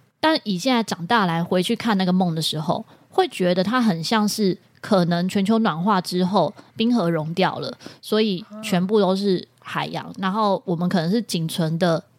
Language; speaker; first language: Chinese; native; Chinese